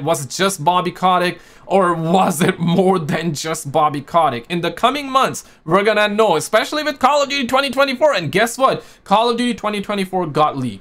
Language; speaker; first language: English; native; English